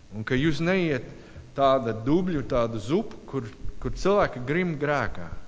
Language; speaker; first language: Latvian; non-native, learner; English